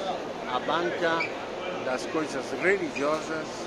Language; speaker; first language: Portuguese; non-native, fluent; Spanish